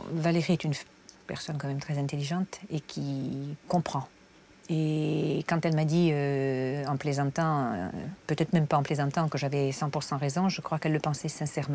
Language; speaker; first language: French; native; French